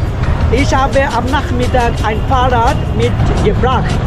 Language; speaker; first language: German; non-native, learner; Bangla